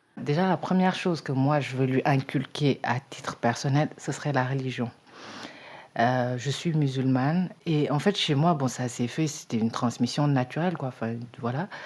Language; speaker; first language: French; early bilingual, other home language; Wolof